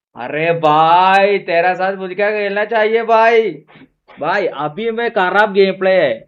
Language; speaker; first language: Hindi; non-native, local second language; Malayalam